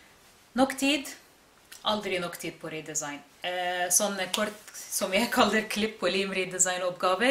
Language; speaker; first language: Norwegian; non-native, fluent; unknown